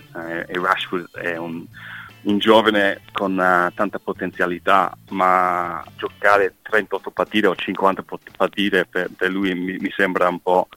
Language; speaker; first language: Italian; non-native, fluent; English